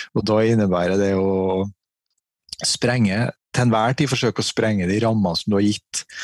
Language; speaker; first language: Norwegian; native; Norwegian